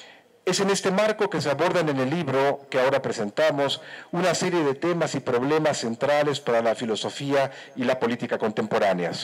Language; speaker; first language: Spanish; native; Spanish